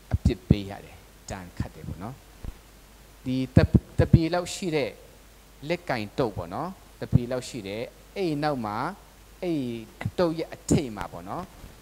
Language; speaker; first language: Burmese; non-native, local second language; Tedim Chin